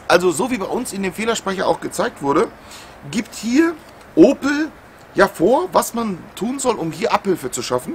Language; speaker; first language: German; native; German